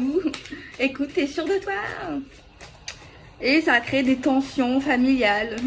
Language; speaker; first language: French; native; French